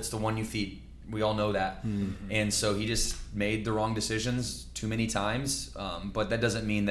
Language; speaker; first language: English; native; English